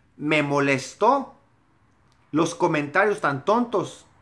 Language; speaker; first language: Spanish; native; Spanish